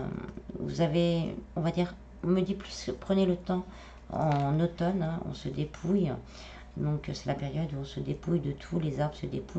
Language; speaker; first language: French; native; French